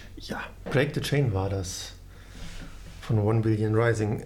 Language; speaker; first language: German; native; German